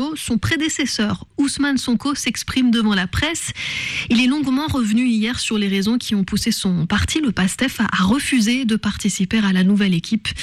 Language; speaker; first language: French; native; French